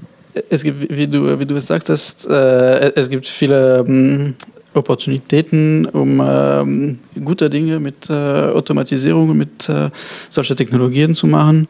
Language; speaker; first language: German; non-native, fluent; French